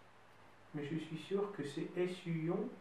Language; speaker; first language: French; non-native, fluent; Russian